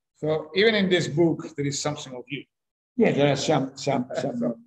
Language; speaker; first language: English; non-native, fluent; Italian